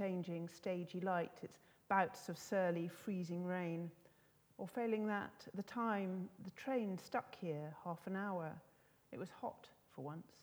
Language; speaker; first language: English; native; English